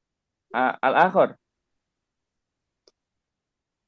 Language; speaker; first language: Arabic; non-native, fluent; Indonesian